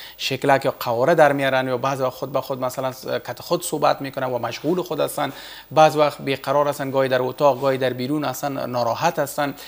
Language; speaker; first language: Persian; native; Persian